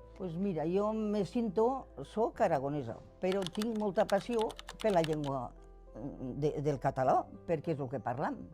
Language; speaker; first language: Catalan; native; Catalan